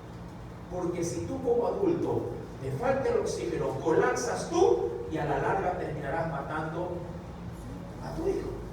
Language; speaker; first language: Spanish; native; Spanish